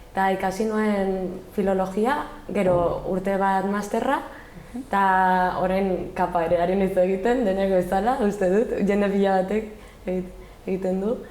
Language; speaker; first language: Basque; non-native, local second language; Spanish